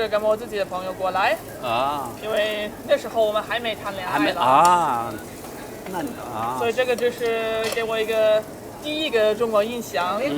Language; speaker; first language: Chinese; non-native, fluent; German